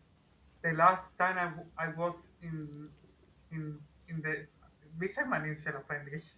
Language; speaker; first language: German; non-native, learner; Spanish